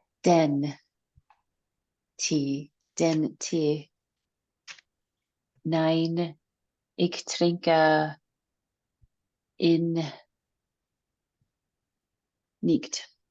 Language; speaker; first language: German; non-native, learner; English